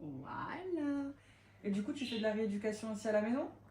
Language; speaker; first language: French; native; French